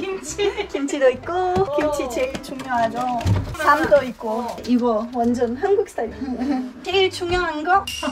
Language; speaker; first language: Korean; non-native, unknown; German